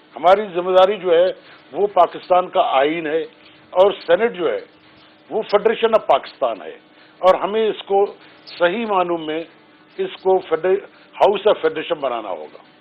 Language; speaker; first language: Urdu; non-native, local second language; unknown